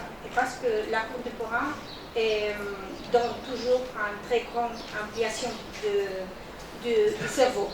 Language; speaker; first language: French; non-native, learner; Spanish